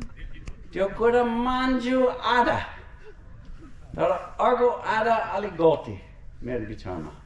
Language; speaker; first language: Nepali; non-native, fluent; English